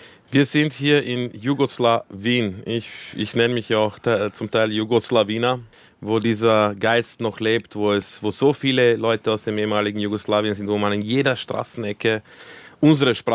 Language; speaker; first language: German; early bilingual, other home language; Croatian